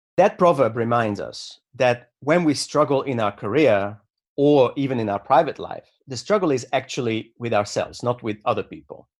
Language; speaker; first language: English; non-native, fluent; Hungarian